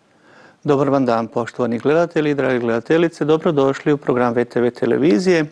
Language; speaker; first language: Croatian; native; Croatian